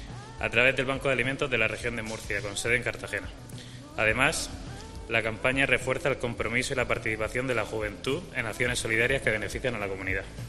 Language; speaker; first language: Spanish; native; Spanish